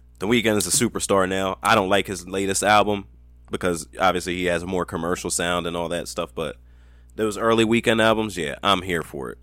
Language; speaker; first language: English; native; English